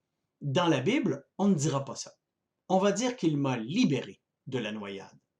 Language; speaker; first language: French; native; French